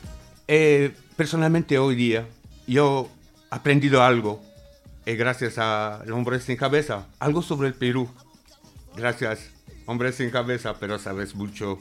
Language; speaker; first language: Spanish; non-native, fluent; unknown